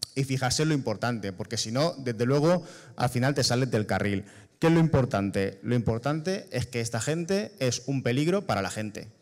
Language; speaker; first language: Spanish; native; Spanish